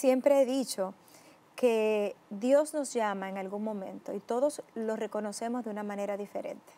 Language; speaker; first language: Spanish; native; Spanish